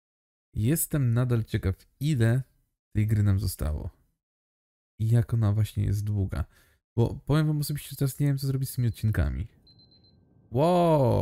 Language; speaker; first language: Polish; native; Polish